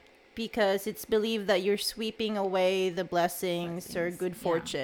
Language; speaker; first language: English; non-native, local second language; Cebuano